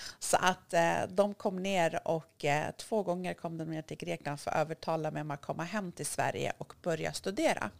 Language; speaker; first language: Swedish; early bilingual, other home language; Kurdish